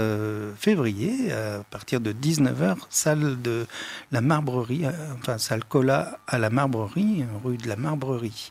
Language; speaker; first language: French; native; French